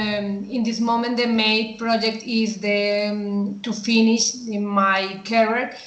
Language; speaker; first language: English; non-native, learner; Spanish